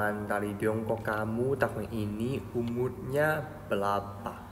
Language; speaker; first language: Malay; non-native, fluent; Chinese